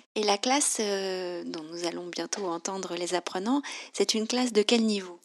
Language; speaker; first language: French; native; French